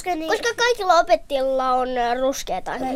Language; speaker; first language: Finnish; early bilingual, heritage; Finnish